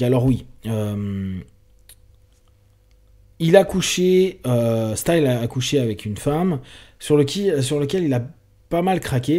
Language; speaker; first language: French; native; French